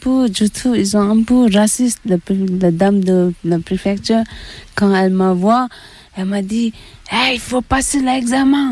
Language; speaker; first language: French; non-native, learner; Tibetan